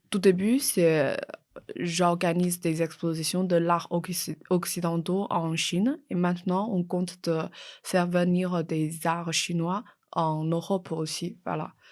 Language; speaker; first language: French; non-native, fluent; Chinese